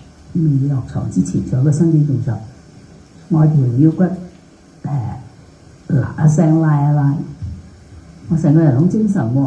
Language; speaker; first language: Cantonese; native; Cantonese